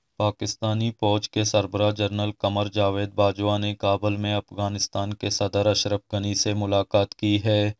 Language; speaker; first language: Urdu; non-native, local second language; Baluchi